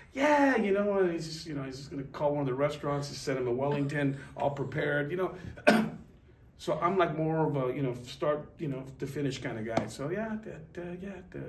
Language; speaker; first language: English; native; English